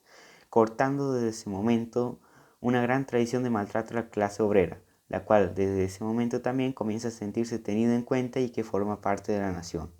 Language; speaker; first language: Spanish; native; Spanish